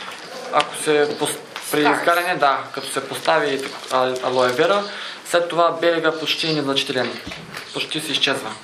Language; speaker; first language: Bulgarian; native; Bulgarian